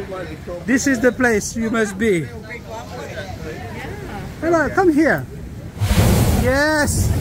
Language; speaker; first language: English; non-native, fluent; French